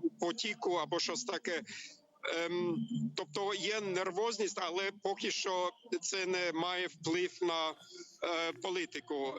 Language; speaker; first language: Ukrainian; non-native, learner; German